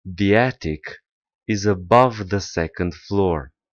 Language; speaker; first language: English; non-native, fluent; Romanian